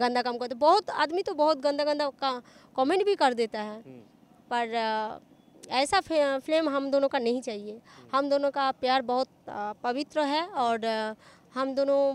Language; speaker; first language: Hindi; non-native, local second language; Bangla